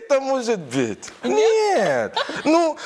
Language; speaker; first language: Russian; non-native, learner; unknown